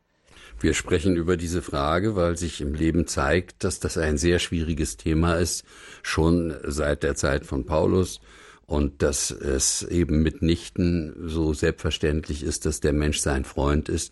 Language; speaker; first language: German; native; German